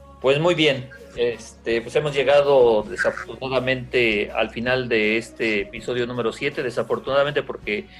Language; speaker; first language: Spanish; native; Spanish